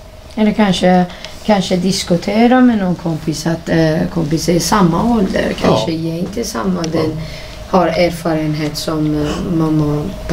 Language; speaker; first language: Swedish; non-native, fluent; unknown